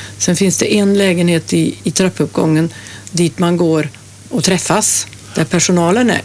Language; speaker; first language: Swedish; native; Swedish